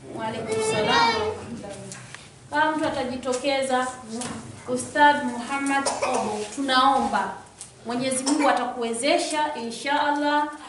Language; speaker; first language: Swahili; native; Swahili